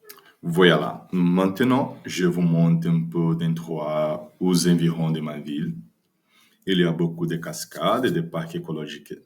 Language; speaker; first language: French; non-native, learner; Portuguese